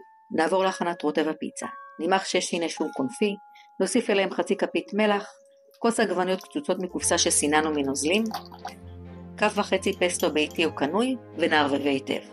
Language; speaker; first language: Hebrew; native; Hebrew